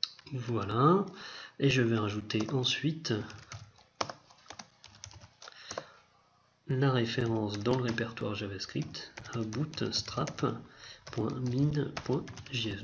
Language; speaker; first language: French; native; French